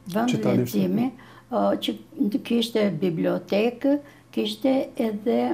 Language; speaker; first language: Albanian; early bilingual, other home language; Bulgarian